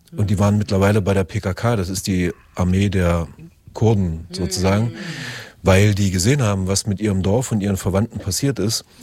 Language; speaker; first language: German; native; German